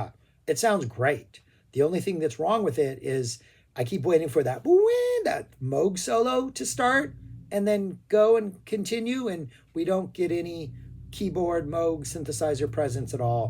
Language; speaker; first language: English; native; English